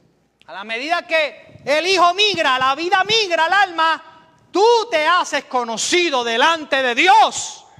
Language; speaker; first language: Spanish; native; Spanish